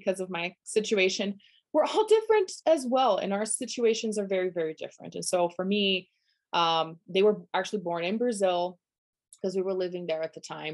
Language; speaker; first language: English; non-native, fluent; Portuguese